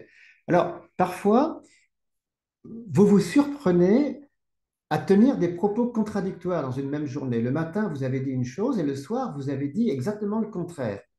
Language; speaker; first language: French; native; French